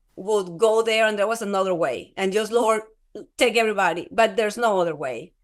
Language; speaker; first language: English; non-native, fluent; Spanish